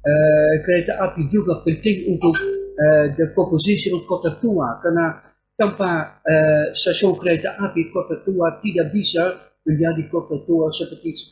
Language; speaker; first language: Indonesian; non-native, fluent; Dutch